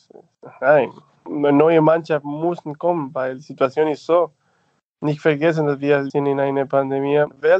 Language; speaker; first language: German; non-native, fluent; Spanish